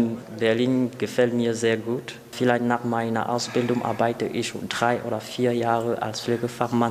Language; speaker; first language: German; non-native, learner; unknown